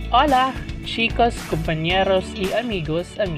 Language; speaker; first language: Spanish; non-native, learner; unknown